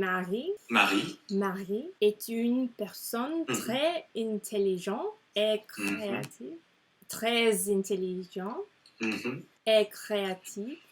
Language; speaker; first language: French; non-native, learner; English